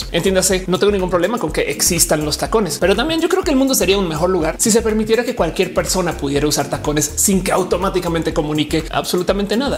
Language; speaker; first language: Spanish; native; Spanish